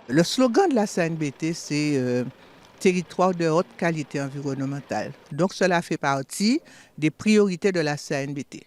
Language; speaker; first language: French; native; French